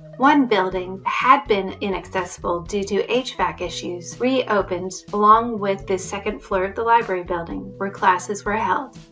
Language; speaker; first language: English; native; English